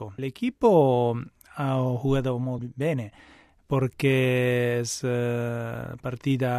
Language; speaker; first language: Spanish; non-native, learner; Italian